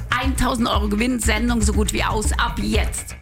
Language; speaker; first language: German; native; German